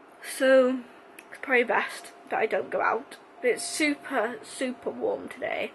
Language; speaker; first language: English; native; English